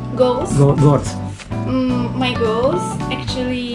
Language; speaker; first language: English; non-native, fluent; Italian